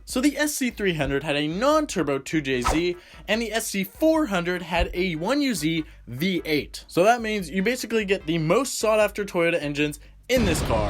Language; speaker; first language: English; native; English